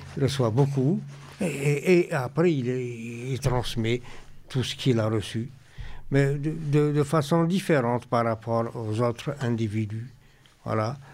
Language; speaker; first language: French; non-native, local second language; Arabic